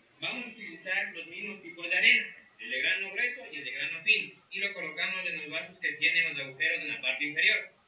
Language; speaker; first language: Spanish; native; Spanish